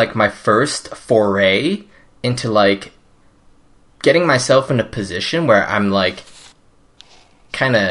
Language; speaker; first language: English; early bilingual, other home language; Cantonese